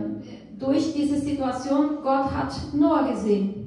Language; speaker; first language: German; non-native, fluent; Portuguese